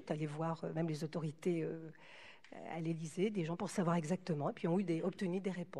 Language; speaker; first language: French; native; French